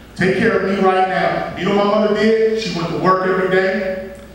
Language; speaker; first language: English; native; English